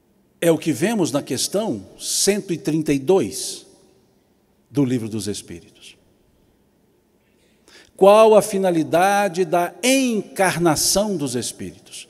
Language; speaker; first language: Portuguese; native; Portuguese